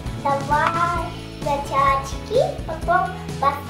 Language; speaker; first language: Russian; early bilingual, heritage; Russian